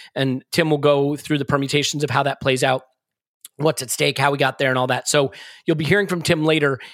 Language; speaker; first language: English; native; English